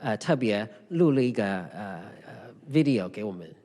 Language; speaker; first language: Chinese; early bilingual, heritage; English